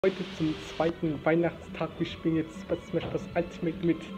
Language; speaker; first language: German; early bilingual, other home language; Vietnamese